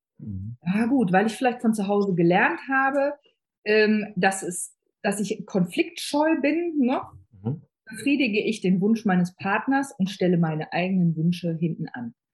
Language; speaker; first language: German; native; German